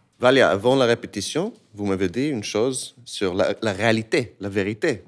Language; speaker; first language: French; native; French